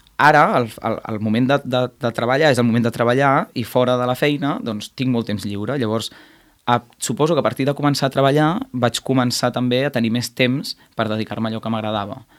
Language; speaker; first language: Catalan; native; Catalan